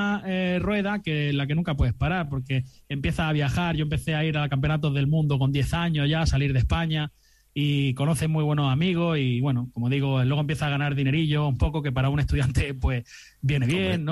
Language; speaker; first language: Spanish; native; Spanish